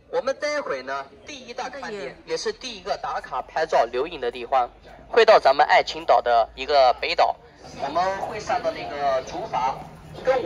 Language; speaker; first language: Chinese; native; Chinese